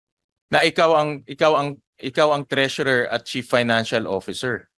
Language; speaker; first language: Filipino; native; Filipino